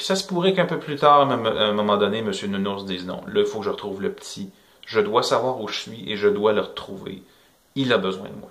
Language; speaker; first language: French; native; French